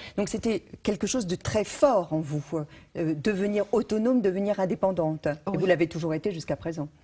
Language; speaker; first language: French; native; French